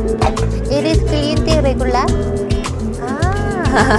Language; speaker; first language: Spanish; non-native, learner; Korean